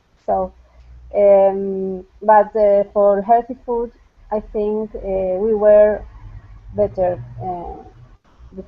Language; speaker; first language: English; non-native, fluent; Spanish